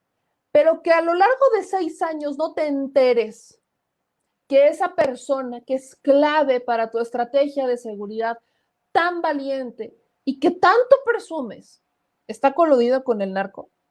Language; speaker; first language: Spanish; native; Spanish